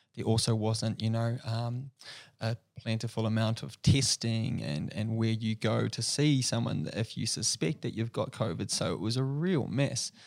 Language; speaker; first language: English; native; English